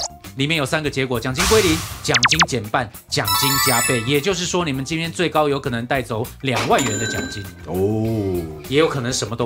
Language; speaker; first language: Chinese; native; Chinese